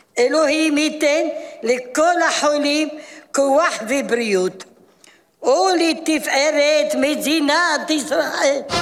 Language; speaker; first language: Hebrew; non-native, fluent; Arabic